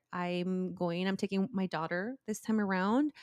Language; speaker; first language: English; early bilingual, other home language; Spanish